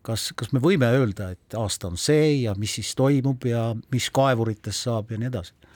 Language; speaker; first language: Estonian; native; Estonian